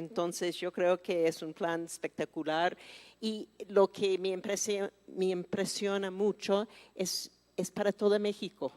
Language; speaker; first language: Spanish; non-native, fluent; English